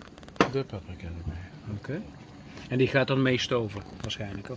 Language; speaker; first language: Dutch; native; Dutch